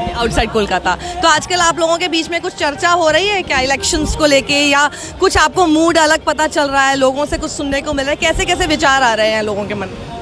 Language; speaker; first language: Hindi; native; Hindi